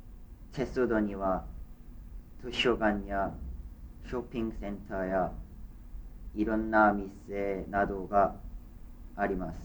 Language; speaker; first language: Japanese; non-native, learner; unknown